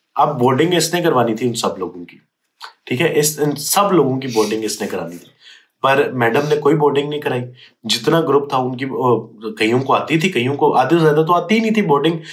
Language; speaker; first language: Urdu; native; Urdu